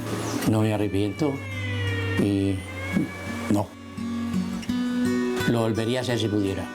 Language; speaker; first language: Spanish; native; Spanish